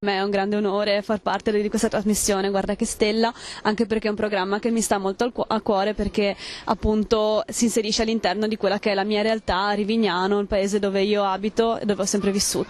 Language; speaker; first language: Italian; native; Italian